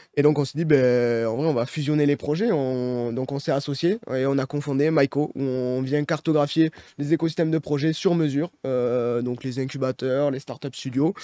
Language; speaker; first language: French; native; French